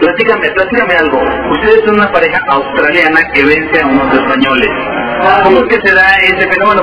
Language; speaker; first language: Spanish; native; Spanish